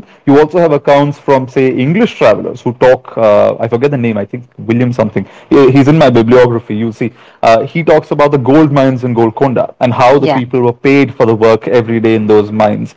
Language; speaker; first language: English; non-native, local second language; Malayalam